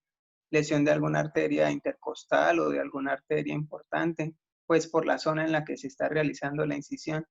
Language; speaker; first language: Spanish; native; Spanish